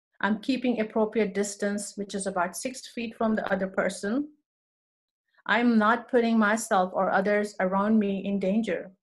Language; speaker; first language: English; non-native, local second language; Urdu